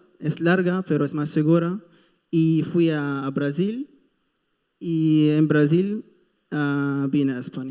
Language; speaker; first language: Spanish; non-native, fluent; Arabic